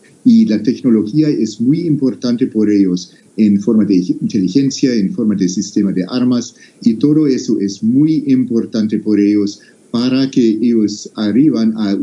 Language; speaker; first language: Spanish; non-native, fluent; English